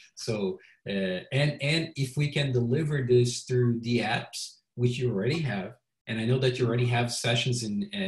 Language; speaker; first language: English; non-native, fluent; Portuguese